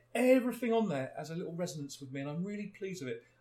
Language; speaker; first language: English; native; English